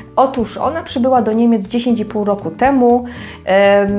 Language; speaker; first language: Polish; native; Polish